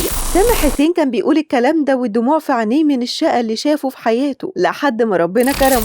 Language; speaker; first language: Arabic; native; Arabic